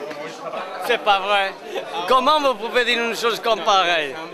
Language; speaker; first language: French; non-native, learner; Portuguese